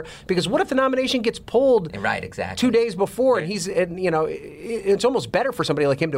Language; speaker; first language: English; native; English